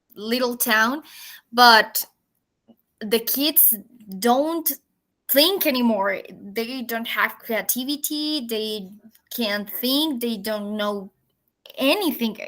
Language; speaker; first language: English; non-native, fluent; Spanish